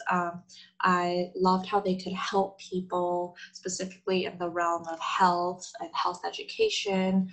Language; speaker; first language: English; non-native, fluent; Korean